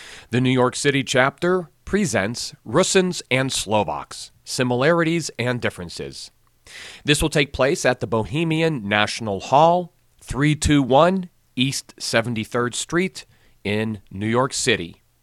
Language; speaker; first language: English; native; English